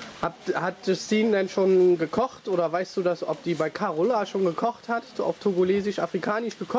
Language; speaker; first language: German; native; German